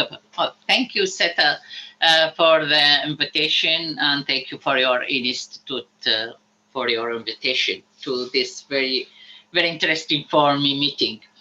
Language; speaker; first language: English; non-native, learner; Arabic